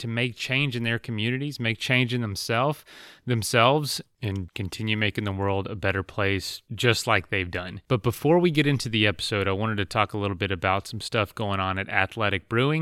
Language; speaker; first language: English; native; English